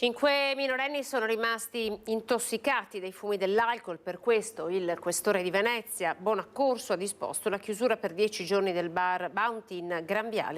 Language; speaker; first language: Italian; native; Italian